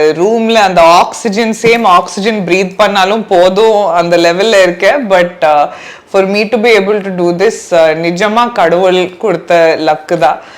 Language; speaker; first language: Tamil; non-native, learner; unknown